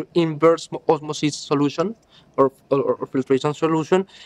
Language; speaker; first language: English; non-native, learner; Spanish